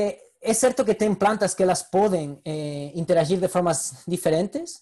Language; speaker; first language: Portuguese; non-native, fluent; Spanish